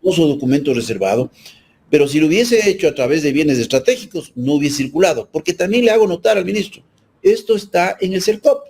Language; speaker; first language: Spanish; native; Spanish